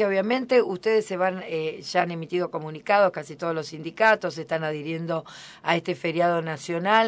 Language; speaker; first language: Spanish; native; Spanish